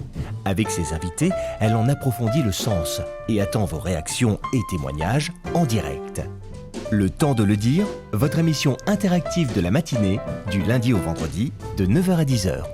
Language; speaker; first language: French; native; French